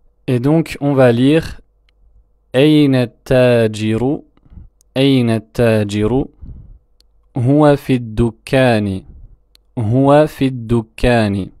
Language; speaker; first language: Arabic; non-native, fluent; French